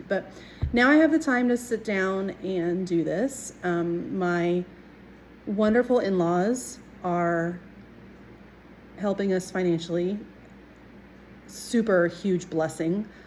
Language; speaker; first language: English; native; English